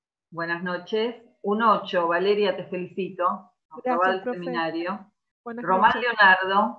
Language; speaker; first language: Spanish; native; Spanish